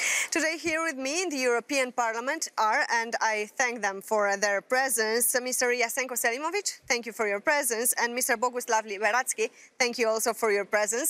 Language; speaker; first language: English; non-native, fluent; Romanian